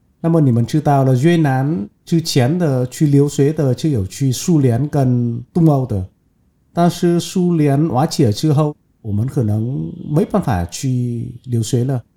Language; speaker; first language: Chinese; non-native, fluent; Vietnamese